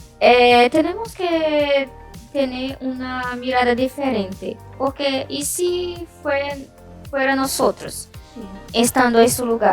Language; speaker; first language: Spanish; non-native, learner; Portuguese